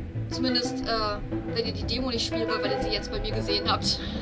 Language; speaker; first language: German; native; German